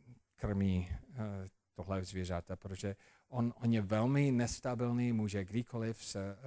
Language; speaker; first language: Czech; non-native, fluent; English